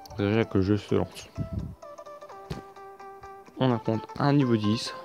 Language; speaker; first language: French; native; French